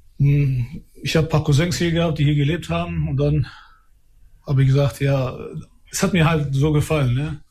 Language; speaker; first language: German; early bilingual, other home language; Albanian